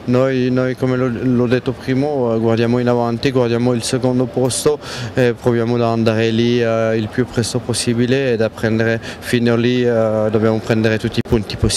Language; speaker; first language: Italian; non-native, local second language; French